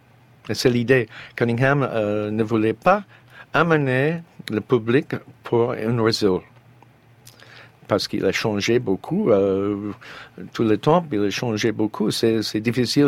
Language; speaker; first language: French; non-native, learner; English